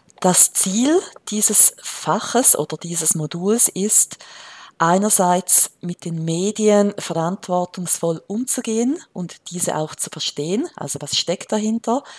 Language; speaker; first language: German; native; German